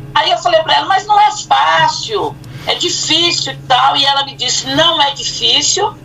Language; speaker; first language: Portuguese; native; Portuguese